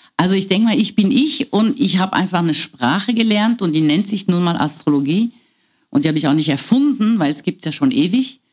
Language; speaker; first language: German; non-native, fluent; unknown